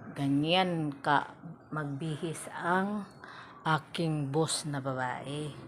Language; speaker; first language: Filipino; non-native, local second language; Cebuano